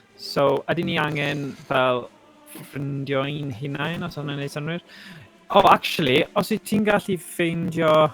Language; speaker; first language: Welsh; non-native, local second language; English